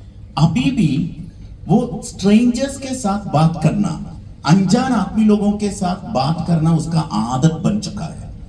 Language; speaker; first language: Hindi; non-native, learner; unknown